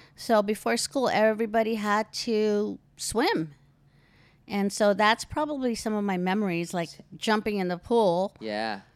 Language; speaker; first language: English; early bilingual, other home language; Filipino